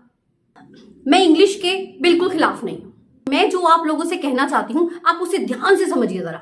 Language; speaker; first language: Hindi; native; Hindi